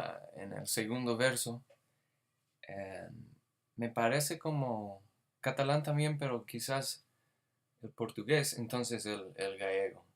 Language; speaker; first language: Spanish; non-native, fluent; English